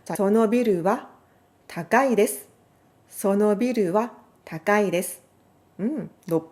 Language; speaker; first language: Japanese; non-native, fluent; Korean